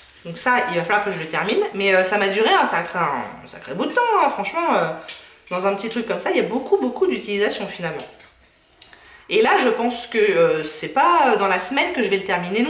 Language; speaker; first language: French; native; French